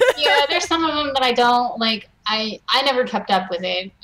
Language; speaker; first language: English; native; English